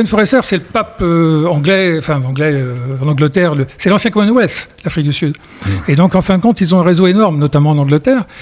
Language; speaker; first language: French; native; French